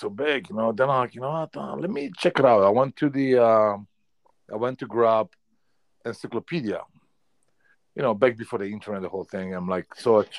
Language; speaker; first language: English; non-native, fluent; Polish